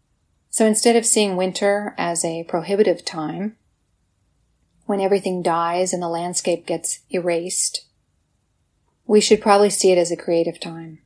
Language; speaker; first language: English; native; English